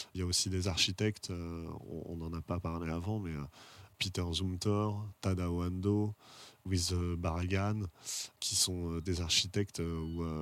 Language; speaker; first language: French; native; French